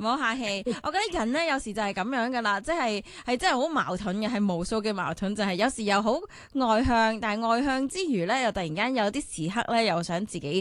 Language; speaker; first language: Cantonese; native; Cantonese